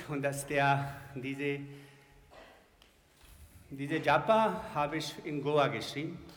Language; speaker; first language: German; non-native, learner; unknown